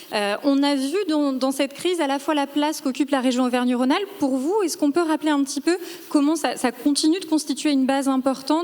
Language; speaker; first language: French; native; French